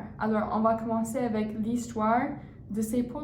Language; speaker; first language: French; non-native, learner; English